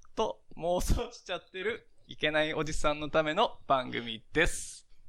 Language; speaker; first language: Japanese; native; Japanese